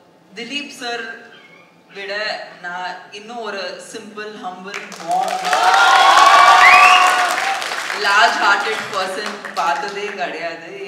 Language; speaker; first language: Tamil; non-native, fluent; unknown